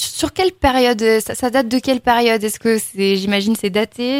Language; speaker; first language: French; native; French